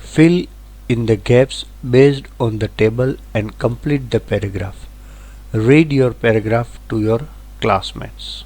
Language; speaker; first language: English; non-native, local second language; Gujarati